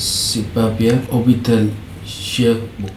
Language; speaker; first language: French; non-native, learner; Arabic